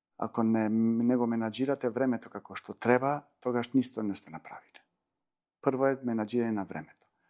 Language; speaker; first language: Macedonian; non-native, local second language; Albanian